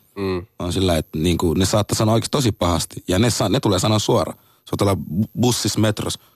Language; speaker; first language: Finnish; non-native, fluent; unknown